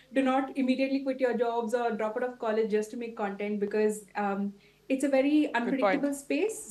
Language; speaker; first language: English; non-native, local second language; Tulu